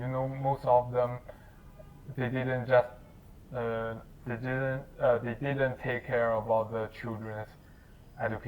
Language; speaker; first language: English; non-native, learner; Chinese